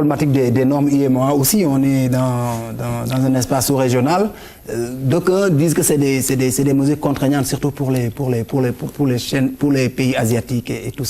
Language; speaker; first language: French; non-native, local second language; Wolof